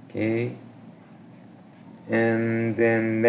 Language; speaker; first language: English; non-native, learner; Korean